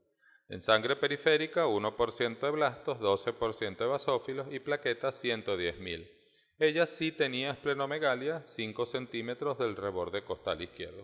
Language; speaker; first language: Spanish; native; Spanish